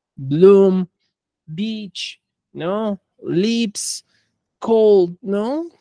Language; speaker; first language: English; non-native, fluent; Spanish